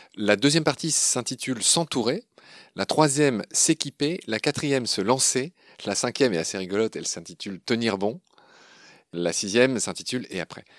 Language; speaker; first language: French; native; French